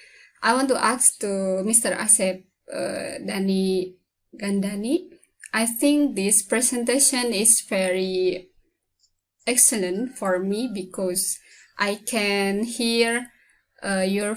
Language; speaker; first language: English; non-native, learner; Indonesian